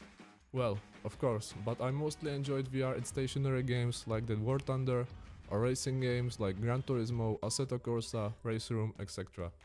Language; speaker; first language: English; non-native, fluent; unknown